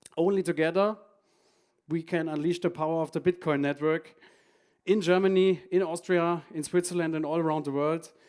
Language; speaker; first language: English; non-native, fluent; German